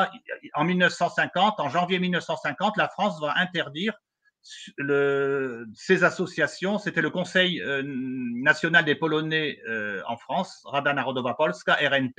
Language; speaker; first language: French; native; French